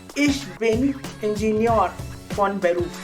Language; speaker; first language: German; non-native, fluent; Marathi